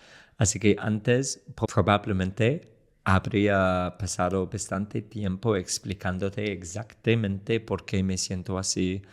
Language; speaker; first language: Spanish; non-native, fluent; English